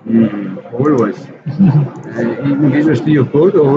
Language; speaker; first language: English; non-native, learner; Italian